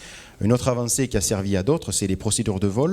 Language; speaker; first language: French; native; French